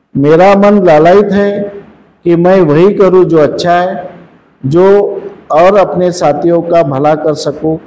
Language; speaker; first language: Hindi; non-native, local second language; Marathi